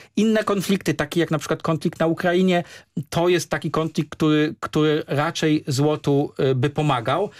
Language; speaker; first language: Polish; native; Polish